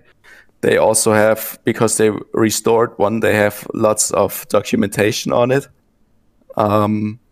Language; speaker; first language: English; non-native, fluent; German